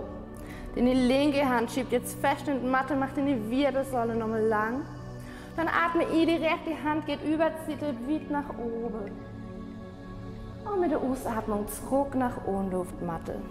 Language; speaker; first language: German; non-native, fluent; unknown